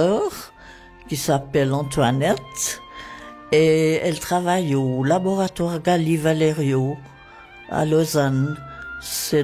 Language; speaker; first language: French; native; French